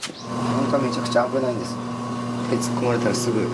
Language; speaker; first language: Japanese; native; Japanese